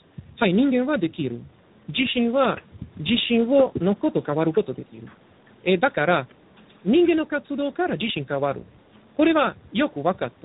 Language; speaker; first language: Japanese; non-native, learner; Italian